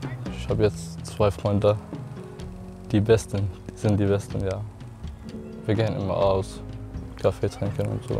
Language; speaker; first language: German; non-native, learner; Arabic